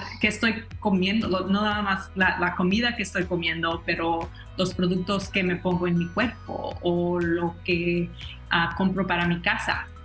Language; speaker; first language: Spanish; early bilingual, heritage; Spanish